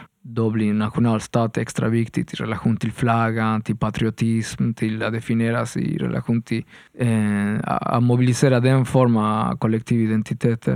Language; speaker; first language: Swedish; non-native, fluent; Spanish